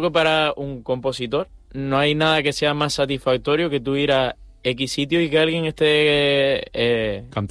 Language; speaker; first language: Spanish; native; Spanish